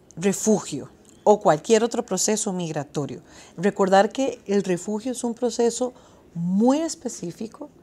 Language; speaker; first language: Spanish; native; Spanish